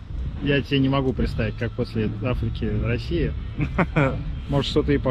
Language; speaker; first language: Russian; native; Russian